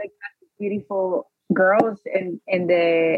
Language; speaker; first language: English; early bilingual, other home language; Spanish